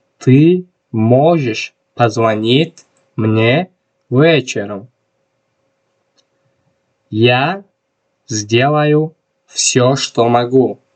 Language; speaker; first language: Russian; non-native, local second language; Tajik